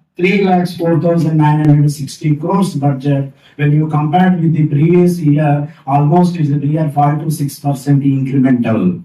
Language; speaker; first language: English; non-native, local second language; Telugu